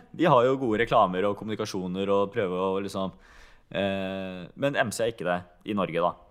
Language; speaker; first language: Norwegian; early bilingual, other home language; Hungarian